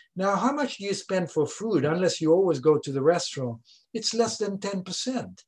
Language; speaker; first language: English; non-native, fluent; French